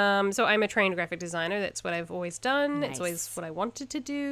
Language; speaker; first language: English; native; English